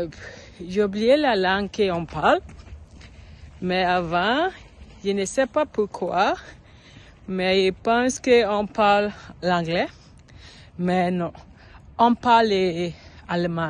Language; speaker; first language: French; non-native, learner; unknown